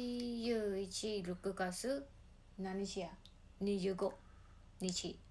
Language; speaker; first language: Japanese; non-native, learner; Mongolian